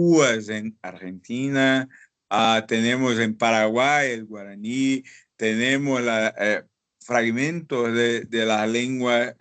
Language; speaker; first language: Spanish; non-native, fluent; Portuguese